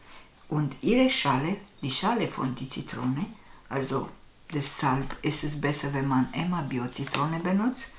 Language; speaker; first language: German; non-native, fluent; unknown